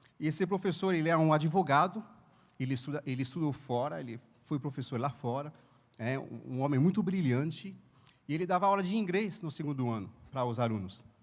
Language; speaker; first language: Portuguese; non-native, fluent; Haitian Creole